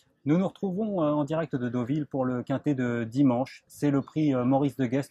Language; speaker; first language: French; native; French